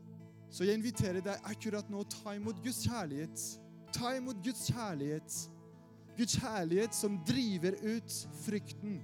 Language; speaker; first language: Norwegian; non-native, fluent; French